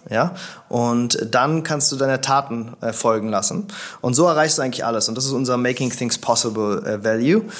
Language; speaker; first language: German; native; German